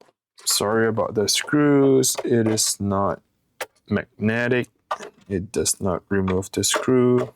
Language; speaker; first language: English; non-native, fluent; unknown